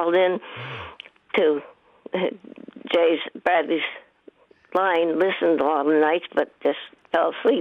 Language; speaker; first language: English; native; English